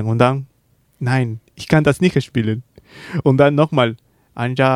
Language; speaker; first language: German; non-native, learner; Spanish